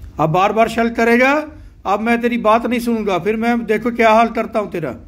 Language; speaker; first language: Hindi; non-native, local second language; Punjabi